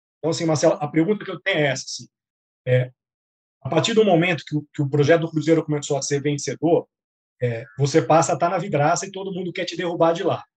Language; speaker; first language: Portuguese; native; Portuguese